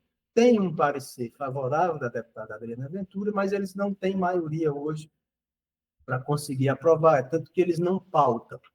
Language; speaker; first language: Portuguese; native; Portuguese